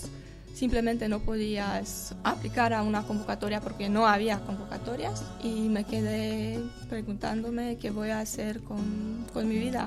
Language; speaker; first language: Spanish; non-native, fluent; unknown